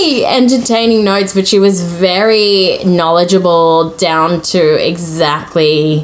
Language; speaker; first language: English; native; English